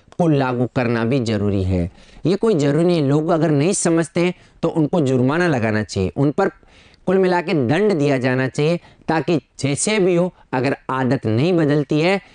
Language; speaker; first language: Hindi; native; Hindi